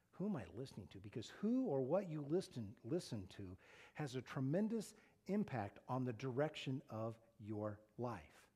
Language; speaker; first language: English; native; English